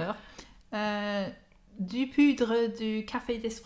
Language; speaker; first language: French; non-native, learner; English